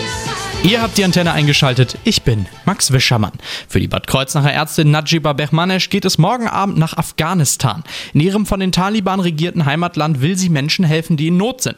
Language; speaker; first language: German; native; German